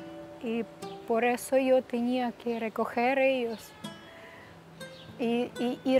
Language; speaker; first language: Spanish; non-native, learner; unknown